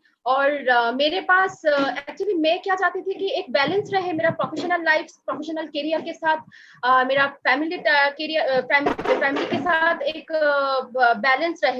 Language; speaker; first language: Hindi; non-native, local second language; Bangla